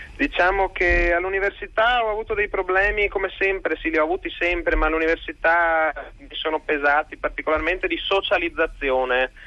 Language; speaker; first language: Italian; native; Italian